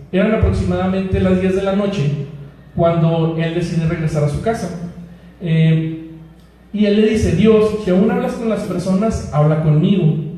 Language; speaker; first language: Spanish; native; Spanish